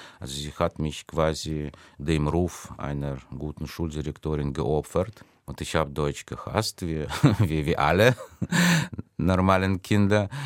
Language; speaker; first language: German; non-native, fluent; Russian